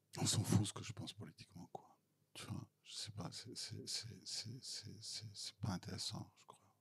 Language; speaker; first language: French; non-native, fluent; Serbian